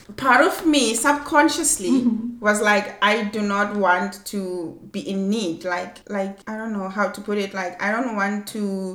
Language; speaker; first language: English; non-native, local second language; Swati